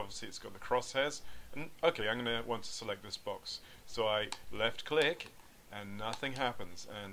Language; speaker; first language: English; native; English